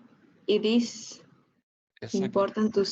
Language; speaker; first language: English; non-native, learner; Spanish